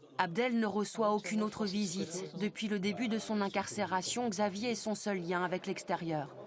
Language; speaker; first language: French; native; French